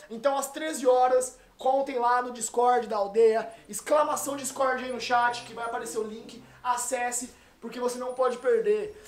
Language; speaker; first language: Portuguese; native; Portuguese